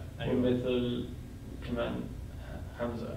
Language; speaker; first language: Arabic; non-native, learner; English